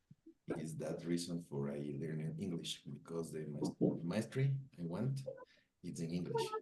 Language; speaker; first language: English; non-native, learner; Spanish